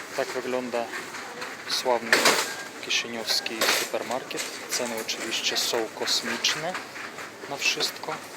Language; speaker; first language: Polish; non-native, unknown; Ukrainian